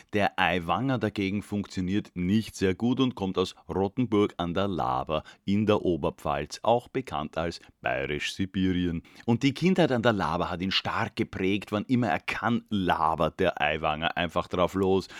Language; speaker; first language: German; native; German